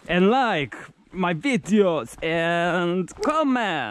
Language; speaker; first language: English; non-native, learner; Turkish